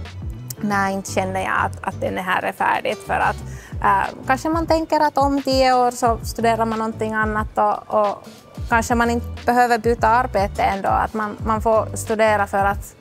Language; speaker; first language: Swedish; non-native, local second language; Finnish